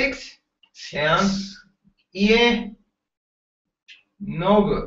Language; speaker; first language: English; non-native, learner; Japanese